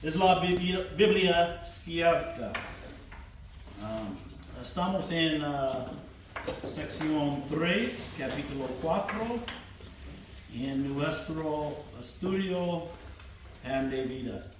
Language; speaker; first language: Spanish; non-native, fluent; English